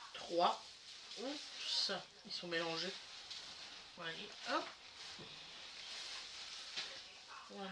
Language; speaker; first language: French; native; French